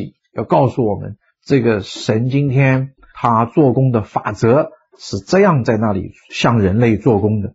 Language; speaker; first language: Chinese; native; Chinese